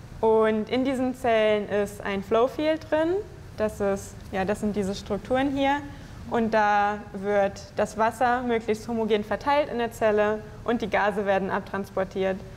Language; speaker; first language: German; native; German